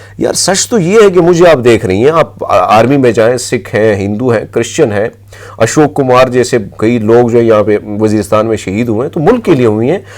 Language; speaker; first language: Urdu; non-native, local second language; Pashto